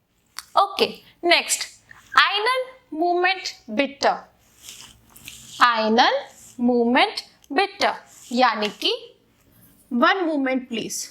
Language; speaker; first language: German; non-native, fluent; Hindi